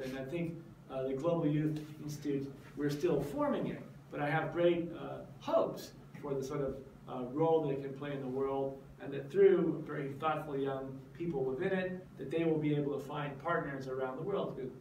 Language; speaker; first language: English; native; English